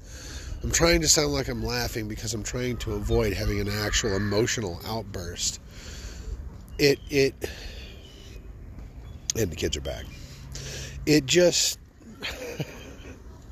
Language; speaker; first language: English; native; English